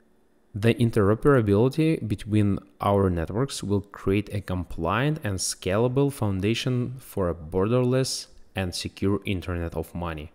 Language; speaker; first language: English; non-native, fluent; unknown